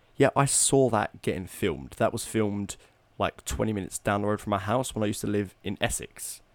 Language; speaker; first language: English; native; English